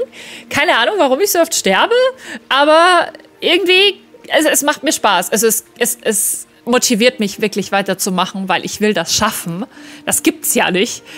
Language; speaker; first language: German; native; German